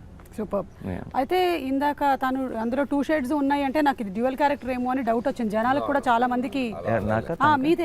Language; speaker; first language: Telugu; native; Telugu